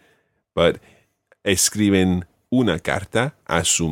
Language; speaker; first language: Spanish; non-native, fluent; English